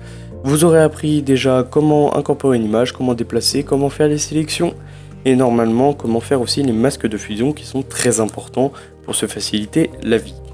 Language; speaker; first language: French; native; French